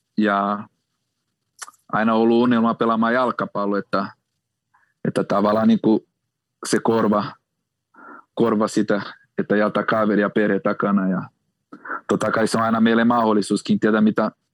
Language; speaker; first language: Finnish; non-native, fluent; Portuguese